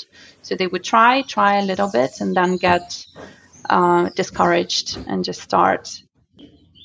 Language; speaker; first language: English; non-native, fluent; Russian